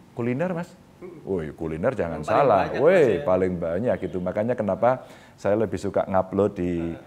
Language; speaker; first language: Indonesian; native; Indonesian